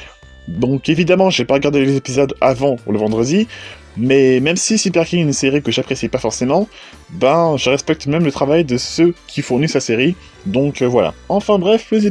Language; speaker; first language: French; native; French